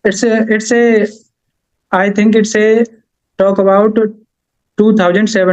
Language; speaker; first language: English; non-native, learner; Haryanvi